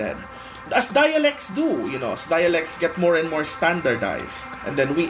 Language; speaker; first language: English; non-native, local second language; Bikol